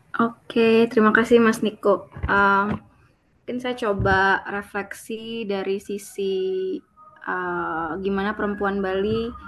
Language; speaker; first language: Indonesian; native; Indonesian